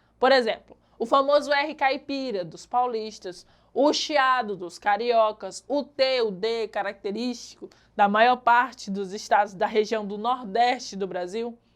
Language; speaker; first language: Portuguese; native; Portuguese